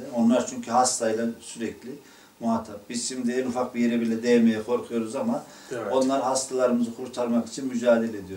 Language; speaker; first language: Turkish; native; Turkish